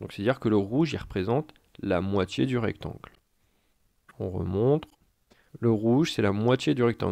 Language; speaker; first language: French; native; French